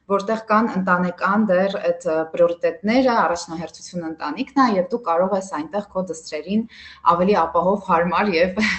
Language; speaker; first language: Armenian; early bilingual, heritage; Armenian